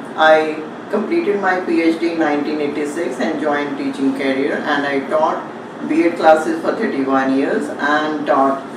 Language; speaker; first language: English; non-native, local second language; Punjabi